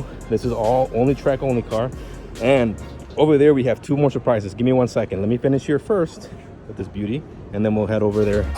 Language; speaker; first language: English; native; English